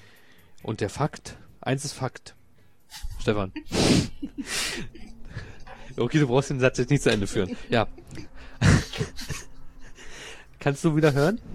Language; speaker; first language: German; native; German